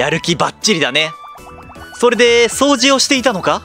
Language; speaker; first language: Japanese; native; Japanese